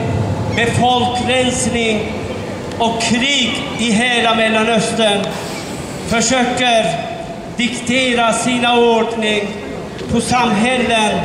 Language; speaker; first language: Swedish; non-native, fluent; Persian